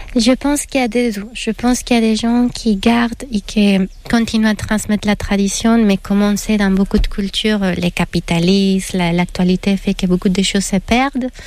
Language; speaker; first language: French; non-native, fluent; Spanish